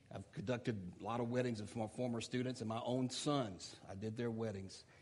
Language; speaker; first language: English; native; English